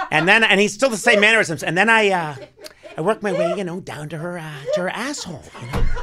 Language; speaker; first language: English; native; English